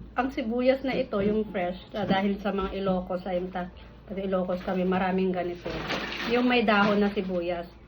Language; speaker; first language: Filipino; non-native, local second language; Iloko